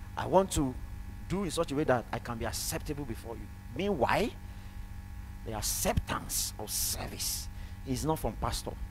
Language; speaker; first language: English; non-native, local second language; Yoruba